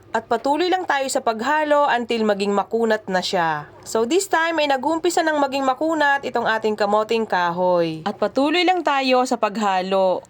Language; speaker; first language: Filipino; native; Filipino